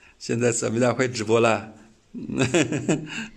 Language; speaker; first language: Chinese; native; Chinese